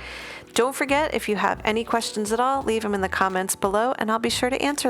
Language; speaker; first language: English; native; English